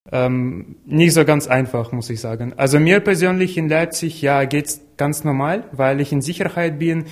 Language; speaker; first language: German; non-native, fluent; Ukrainian